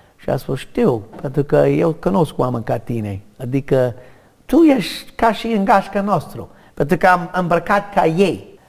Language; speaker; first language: Romanian; non-native, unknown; English